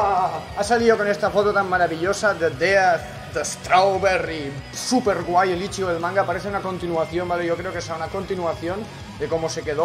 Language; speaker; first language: Spanish; native; Spanish